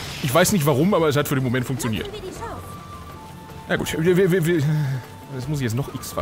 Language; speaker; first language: German; native; German